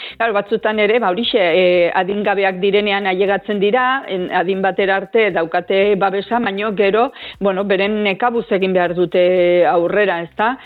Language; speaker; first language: Basque; native; Basque